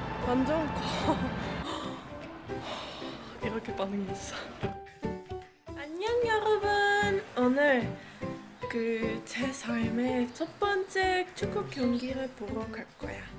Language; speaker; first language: Korean; non-native, fluent; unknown